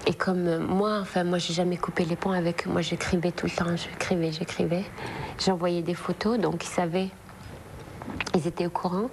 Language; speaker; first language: French; non-native, local second language; Arabic